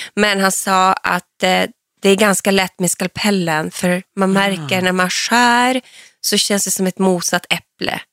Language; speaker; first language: Swedish; native; Swedish